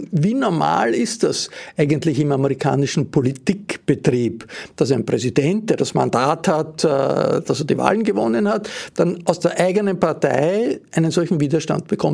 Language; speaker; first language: German; native; German